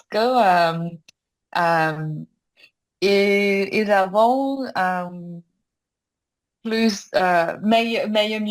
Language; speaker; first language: French; non-native, learner; Korean